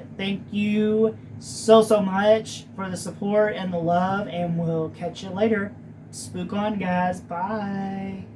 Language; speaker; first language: English; native; English